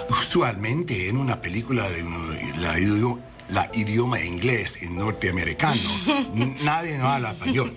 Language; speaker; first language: Spanish; non-native, learner; English